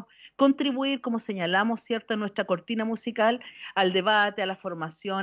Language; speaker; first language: Spanish; native; Spanish